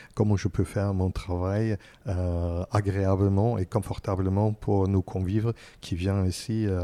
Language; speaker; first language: French; non-native, fluent; German